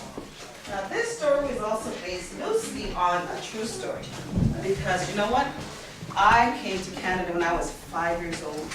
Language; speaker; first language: English; early bilingual, other home language; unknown